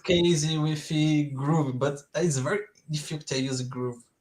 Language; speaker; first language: English; non-native, learner; Portuguese